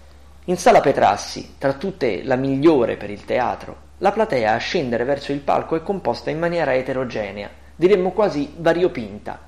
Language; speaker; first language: Italian; native; Italian